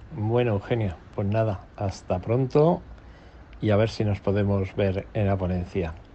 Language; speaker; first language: Spanish; native; Spanish